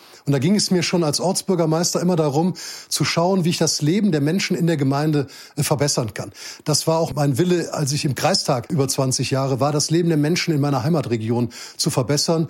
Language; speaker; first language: German; native; German